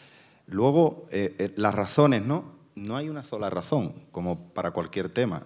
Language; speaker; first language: Spanish; native; Spanish